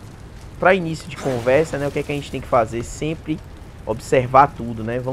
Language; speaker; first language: Portuguese; native; Portuguese